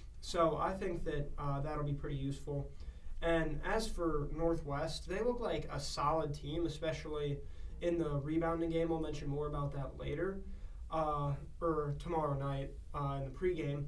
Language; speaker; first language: English; native; English